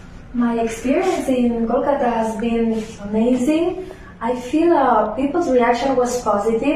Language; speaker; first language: English; non-native, fluent; Spanish